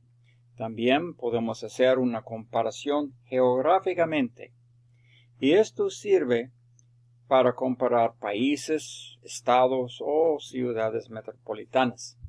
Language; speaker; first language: Spanish; non-native, fluent; English